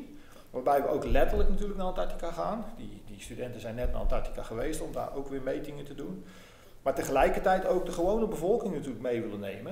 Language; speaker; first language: Dutch; native; Dutch